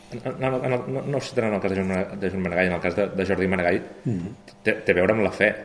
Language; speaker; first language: Catalan; native; Catalan